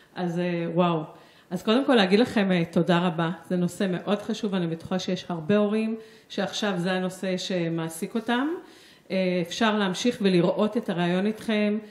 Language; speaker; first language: Hebrew; native; Hebrew